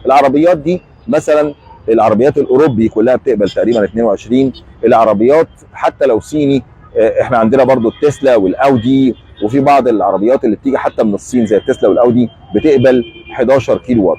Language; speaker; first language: Arabic; native; Arabic